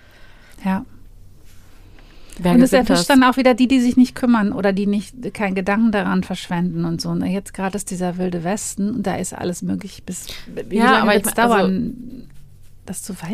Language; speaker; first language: German; native; German